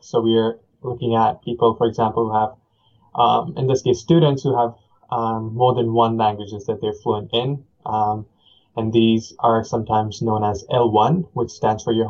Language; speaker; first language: English; non-native, local second language; Punjabi